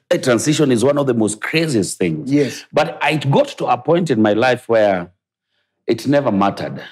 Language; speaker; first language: English; non-native, local second language; Luo (Kenya and Tanzania)